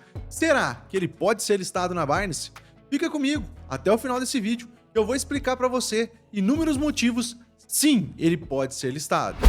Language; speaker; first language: Portuguese; native; Portuguese